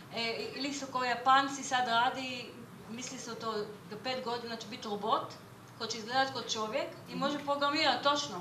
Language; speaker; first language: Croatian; non-native, learner; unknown